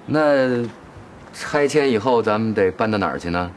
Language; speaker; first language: Chinese; native; Chinese